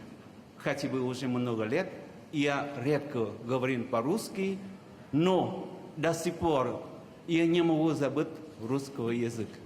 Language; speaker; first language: Russian; non-native, fluent; Vietnamese